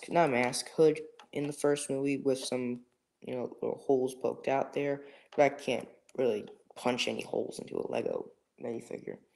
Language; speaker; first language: English; native; English